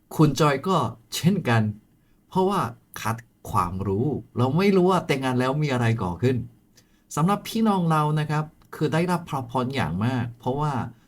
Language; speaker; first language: Thai; non-native, fluent; Korean